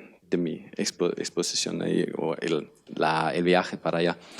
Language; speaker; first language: Spanish; non-native, learner; Danish